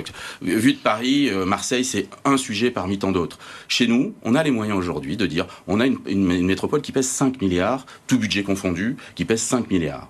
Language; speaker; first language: French; native; French